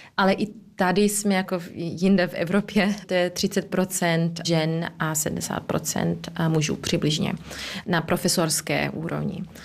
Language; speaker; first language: Czech; early bilingual, heritage; Czech